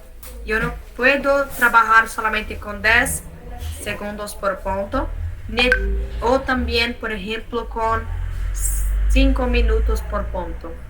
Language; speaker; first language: Spanish; non-native, learner; Portuguese